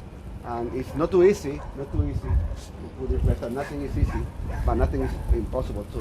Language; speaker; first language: English; non-native, learner; Spanish